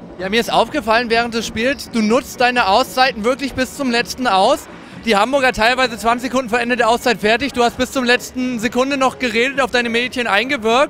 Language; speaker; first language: German; native; German